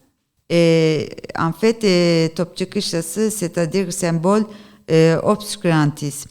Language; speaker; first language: French; non-native, learner; Turkish